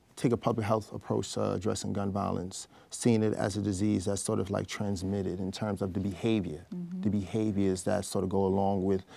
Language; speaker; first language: English; native; English